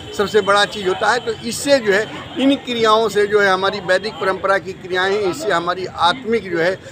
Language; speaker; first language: Hindi; native; Hindi